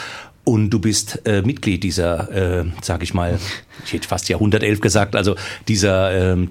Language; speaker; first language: German; native; German